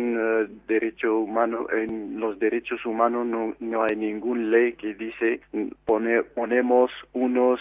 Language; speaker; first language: Spanish; non-native, fluent; Arabic